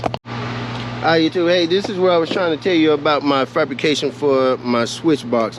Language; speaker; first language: English; native; English